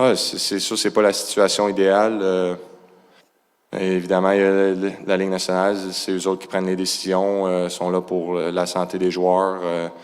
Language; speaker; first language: French; native; French